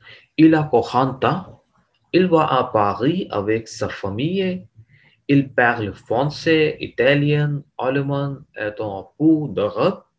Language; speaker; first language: French; non-native, learner; Urdu